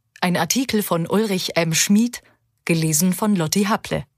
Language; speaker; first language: German; native; German